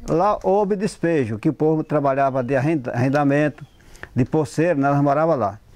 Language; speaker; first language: Portuguese; native; Portuguese